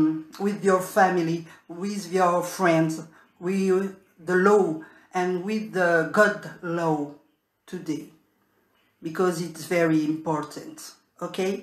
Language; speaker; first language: English; non-native, learner; French